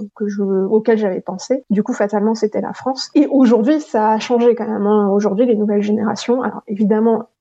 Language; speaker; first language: French; non-native, local second language; Gujarati